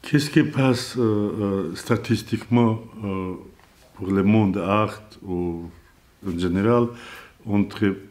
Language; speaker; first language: French; non-native, learner; Azerbaijani